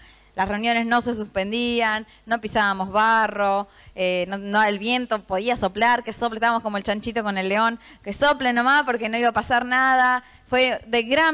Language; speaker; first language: Spanish; native; Spanish